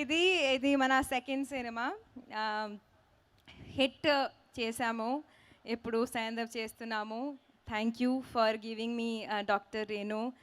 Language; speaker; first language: Telugu; non-native, learner; Hindi